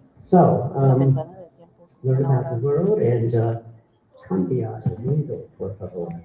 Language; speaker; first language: Spanish; non-native, learner; English